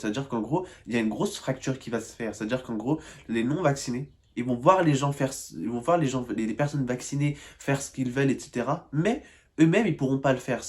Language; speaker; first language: French; native; French